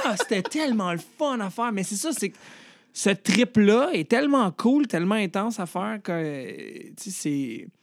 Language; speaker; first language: French; native; French